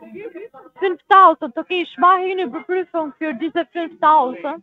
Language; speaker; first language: German; non-native, learner; Italian